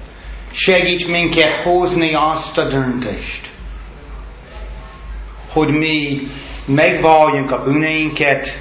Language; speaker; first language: Hungarian; non-native, learner; English